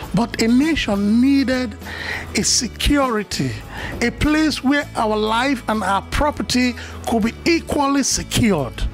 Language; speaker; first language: English; non-native, local second language; Yoruba